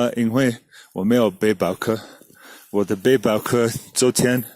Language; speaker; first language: Chinese; non-native, learner; English